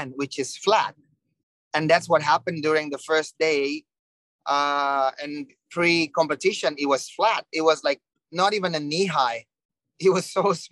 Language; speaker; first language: English; non-native, fluent; Indonesian